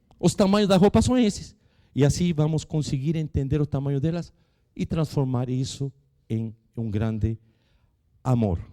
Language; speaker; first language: Portuguese; non-native, fluent; Spanish